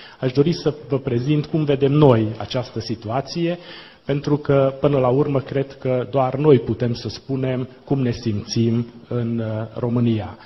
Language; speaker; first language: Romanian; non-native, local second language; Hungarian